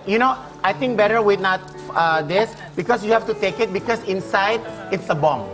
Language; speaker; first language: English; non-native, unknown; Indonesian